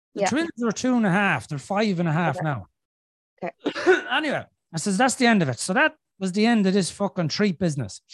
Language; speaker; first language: English; native; English